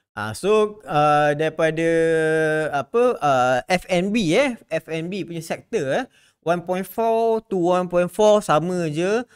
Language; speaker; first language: Malay; native; Malay